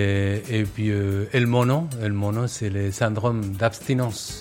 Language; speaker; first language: French; non-native, fluent; Spanish